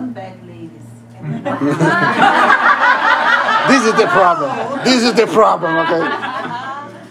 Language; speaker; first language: English; non-native, learner; Portuguese